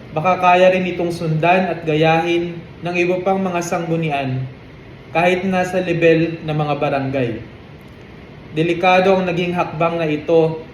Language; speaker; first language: Filipino; non-native, local second language; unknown